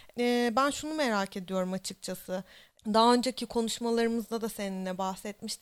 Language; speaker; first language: Turkish; native; Turkish